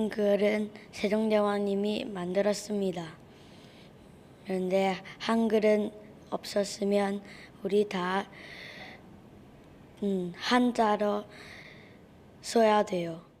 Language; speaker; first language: Korean; non-native, learner; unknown